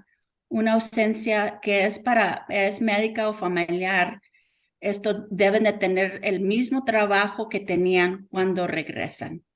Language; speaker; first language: Spanish; early bilingual, heritage; Spanish